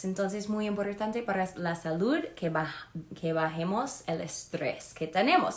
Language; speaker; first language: Spanish; non-native, fluent; English